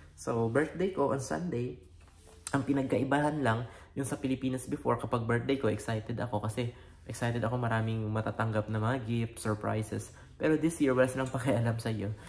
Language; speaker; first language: Filipino; native; Filipino